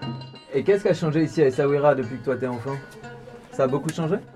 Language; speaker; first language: French; native; French